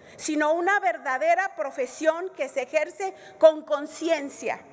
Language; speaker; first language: Spanish; native; Spanish